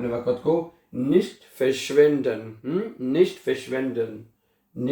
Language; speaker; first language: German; non-native, fluent; Urdu